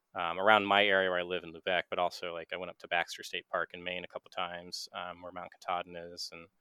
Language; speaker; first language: English; native; English